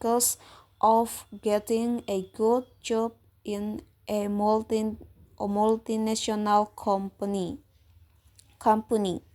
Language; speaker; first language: English; non-native, learner; Indonesian